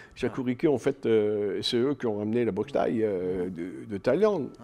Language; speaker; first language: French; native; French